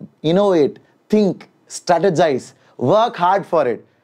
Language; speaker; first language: English; non-native, local second language; Tamil